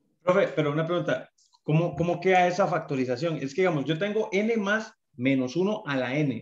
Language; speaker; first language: Spanish; native; Spanish